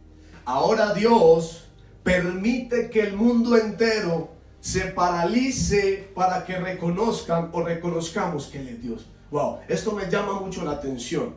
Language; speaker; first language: Spanish; native; Spanish